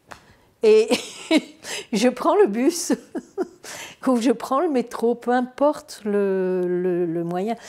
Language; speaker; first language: French; non-native, fluent; Turkish